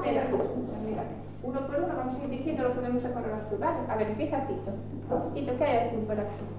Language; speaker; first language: Spanish; native; Spanish